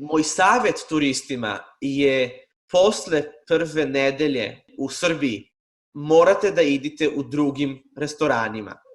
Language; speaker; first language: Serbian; non-native, fluent; Hebrew